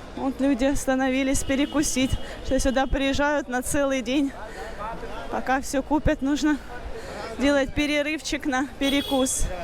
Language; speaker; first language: Russian; native; Russian